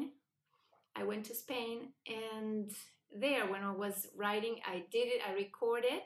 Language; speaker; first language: English; non-native, fluent; Spanish